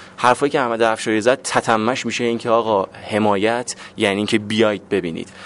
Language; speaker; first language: Persian; native; Persian